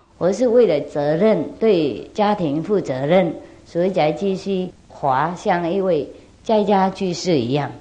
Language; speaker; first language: Chinese; non-native, fluent; Vietnamese